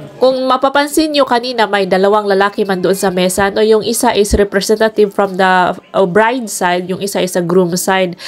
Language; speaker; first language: Filipino; non-native, local second language; Cebuano